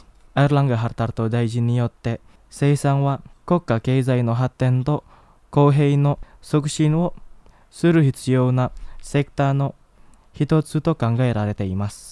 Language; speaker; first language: Japanese; non-native, fluent; Indonesian